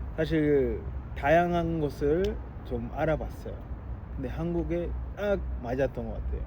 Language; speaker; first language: Korean; non-native, fluent; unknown